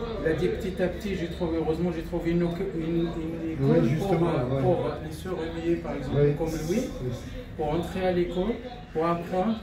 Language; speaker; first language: French; non-native, local second language; Arabic